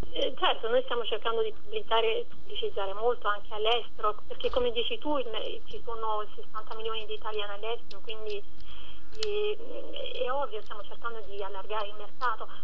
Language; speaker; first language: Italian; native; Italian